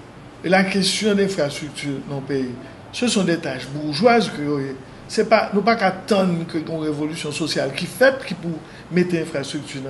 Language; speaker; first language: French; non-native, local second language; Haitian Creole